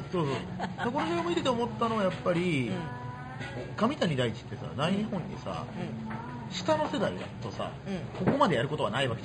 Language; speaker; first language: Japanese; native; Japanese